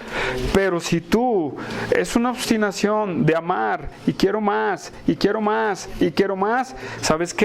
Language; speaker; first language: Spanish; native; Spanish